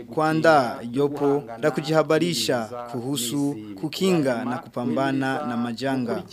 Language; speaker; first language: Swahili; non-native, local second language; Rundi